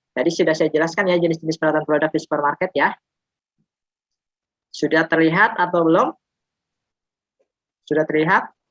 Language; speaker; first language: Indonesian; native; Indonesian